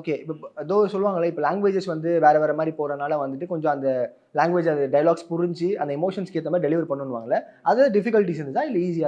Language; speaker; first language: Tamil; native; Tamil